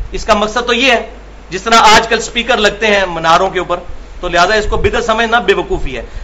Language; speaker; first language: Urdu; non-native, local second language; Punjabi